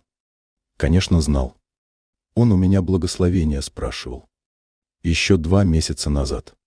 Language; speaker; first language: Russian; native; Russian